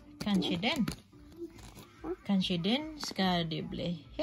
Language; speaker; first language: Swedish; non-native, learner; Filipino